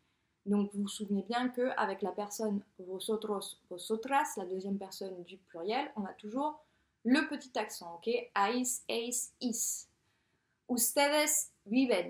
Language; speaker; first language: French; native; French